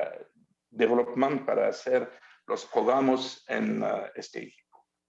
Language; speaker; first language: Spanish; non-native, learner; French